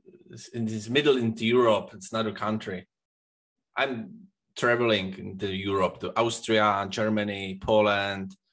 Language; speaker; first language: English; non-native, learner; Czech